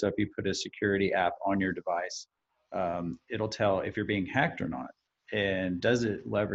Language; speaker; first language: English; native; English